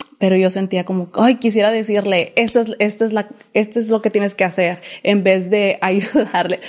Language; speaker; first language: Spanish; early bilingual, heritage; English